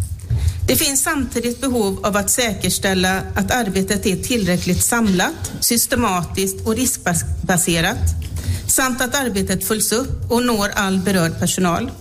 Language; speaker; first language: Swedish; native; Swedish